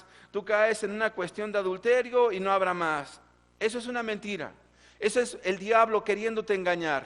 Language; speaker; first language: Spanish; native; Spanish